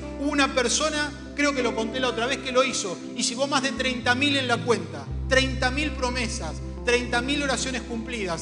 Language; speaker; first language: Spanish; native; Spanish